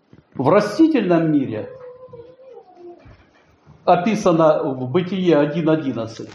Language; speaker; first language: Polish; non-native, learner; Russian